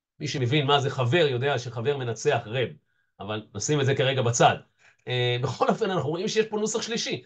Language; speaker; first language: Hebrew; native; Hebrew